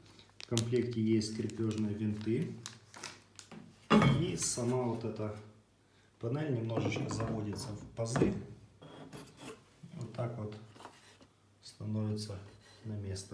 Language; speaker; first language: Russian; native; Russian